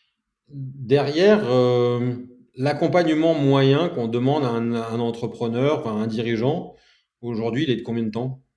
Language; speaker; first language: French; native; French